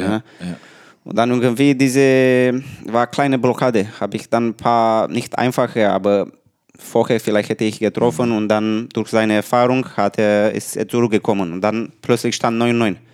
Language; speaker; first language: German; non-native, learner; Romanian